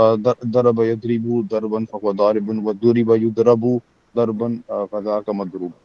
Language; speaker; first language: Arabic; non-native, learner; Urdu